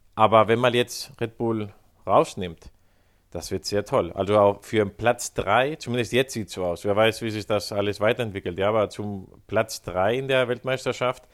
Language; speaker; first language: German; non-native, fluent; Spanish